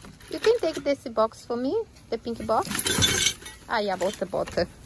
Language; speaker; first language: English; non-native, learner; Portuguese